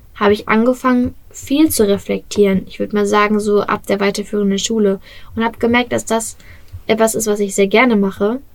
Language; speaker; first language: German; native; German